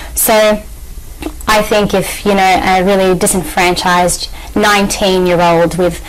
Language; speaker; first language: English; native; English